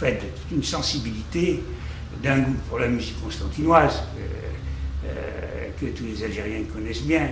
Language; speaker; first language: French; native; French